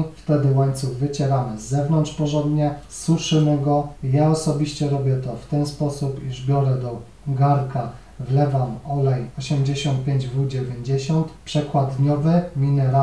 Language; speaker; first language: Polish; native; Polish